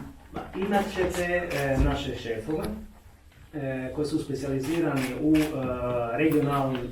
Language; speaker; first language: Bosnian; non-native, learner; Italian